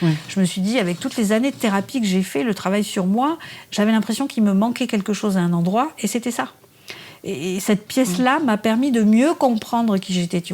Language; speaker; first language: French; native; French